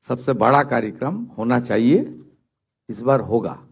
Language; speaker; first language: Hindi; non-native, local second language; Bangla